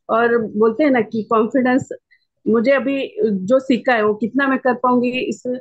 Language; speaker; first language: Hindi; non-native, local second language; Marathi